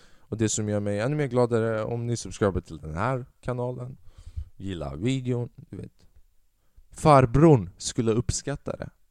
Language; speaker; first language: Swedish; early bilingual, other home language; Albanian